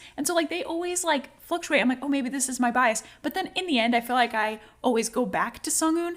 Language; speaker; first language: English; native; English